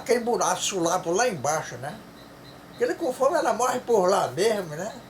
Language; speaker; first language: Portuguese; native; Portuguese